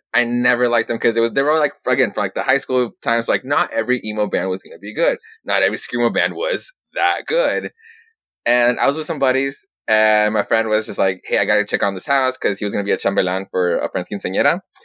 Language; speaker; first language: English; early bilingual, other home language; Spanish